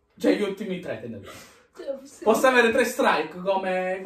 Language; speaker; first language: Italian; native; Italian